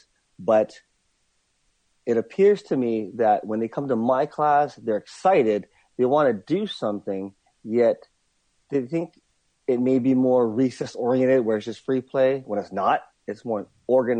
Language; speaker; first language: English; native; English